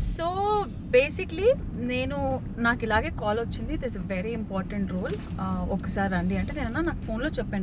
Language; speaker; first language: Telugu; native; Telugu